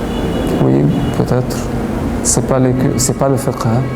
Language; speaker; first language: French; non-native, fluent; Arabic